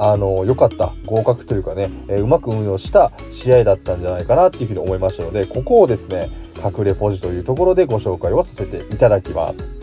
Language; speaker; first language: Japanese; native; Japanese